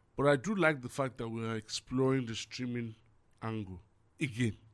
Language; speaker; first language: English; non-native, local second language; Yoruba